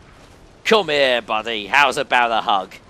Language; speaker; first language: English; native; English